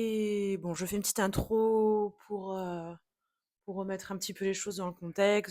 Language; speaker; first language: French; native; French